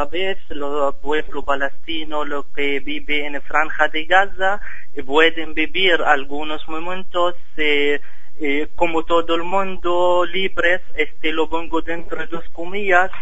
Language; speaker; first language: Spanish; non-native, fluent; Arabic